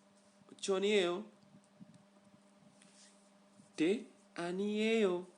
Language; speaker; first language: Korean; non-native, learner; Indonesian